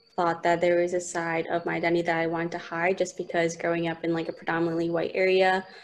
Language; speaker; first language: English; native; English